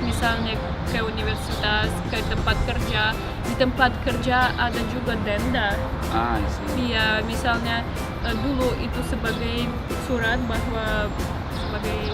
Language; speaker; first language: Indonesian; non-native, learner; Russian